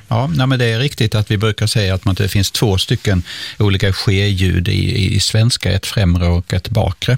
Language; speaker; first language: Swedish; native; Swedish